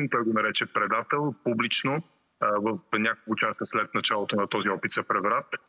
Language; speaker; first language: Bulgarian; native; Bulgarian